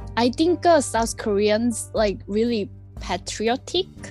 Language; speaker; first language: English; non-native, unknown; Korean